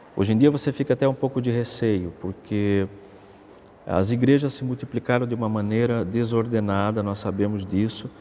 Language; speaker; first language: Portuguese; native; Portuguese